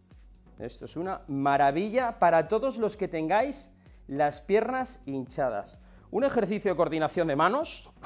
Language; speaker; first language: Spanish; native; Spanish